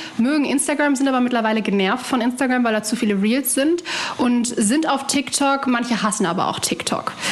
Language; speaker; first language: German; early bilingual, other home language; Arabic